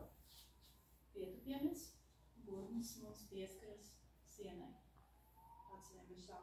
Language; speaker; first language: Latvian; non-native, learner; Russian